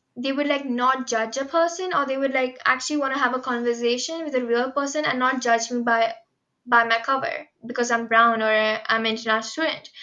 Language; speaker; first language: English; non-native, local second language; Hindi